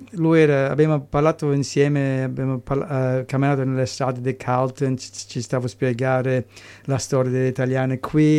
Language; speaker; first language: Italian; early bilingual, heritage; English